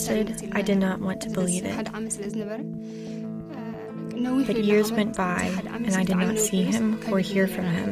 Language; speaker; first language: English; non-native, fluent; Arabic